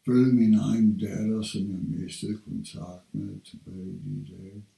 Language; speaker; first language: Danish; non-native, fluent; English